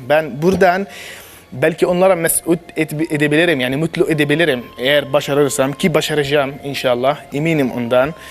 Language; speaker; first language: Turkish; non-native, learner; Arabic